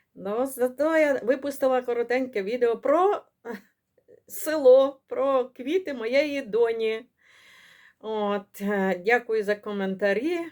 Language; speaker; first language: Ukrainian; non-native, local second language; Russian